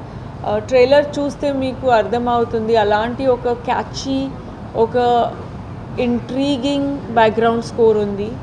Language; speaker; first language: Telugu; non-native, local second language; Tamil